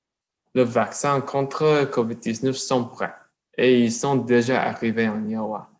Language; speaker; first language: French; non-native, learner; English